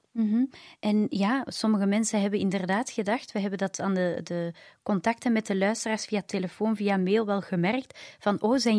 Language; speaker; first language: Dutch; native; Dutch